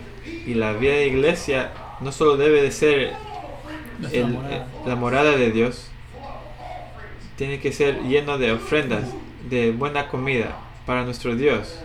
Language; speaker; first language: Spanish; non-native, fluent; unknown